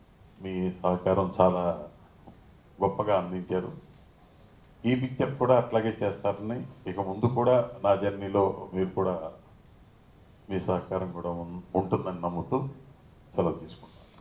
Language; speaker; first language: Telugu; native; Telugu